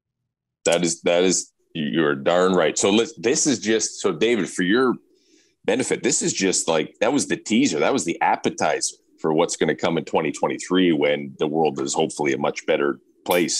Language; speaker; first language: English; native; English